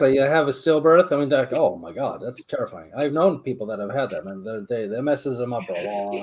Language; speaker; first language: English; native; English